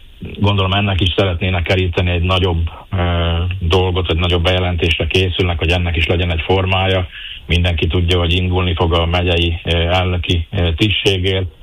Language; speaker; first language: Hungarian; native; Hungarian